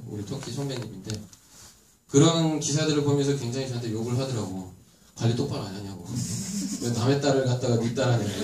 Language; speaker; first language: Korean; non-native, fluent; Turkish